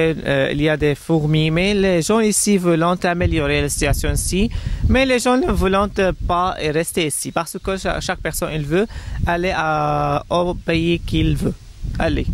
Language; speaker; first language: French; non-native, learner; Arabic